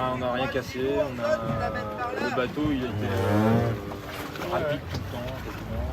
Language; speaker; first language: French; native; French